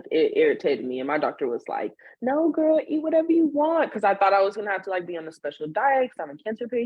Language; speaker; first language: English; native; English